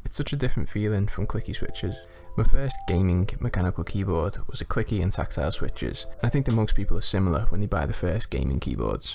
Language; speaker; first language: English; native; English